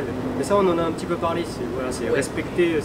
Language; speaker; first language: French; early bilingual, other home language; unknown